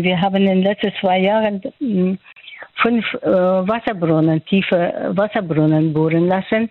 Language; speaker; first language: German; non-native, fluent; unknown